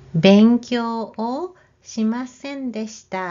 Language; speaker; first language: Japanese; non-native, learner; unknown